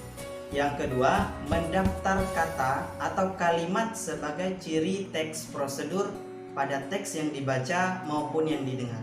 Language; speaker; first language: Indonesian; native; Indonesian